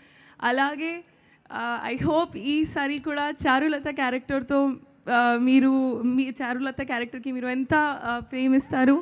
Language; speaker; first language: Telugu; non-native, local second language; Hindi